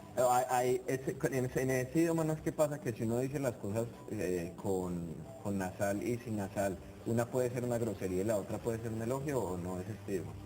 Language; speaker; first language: Spanish; native; Spanish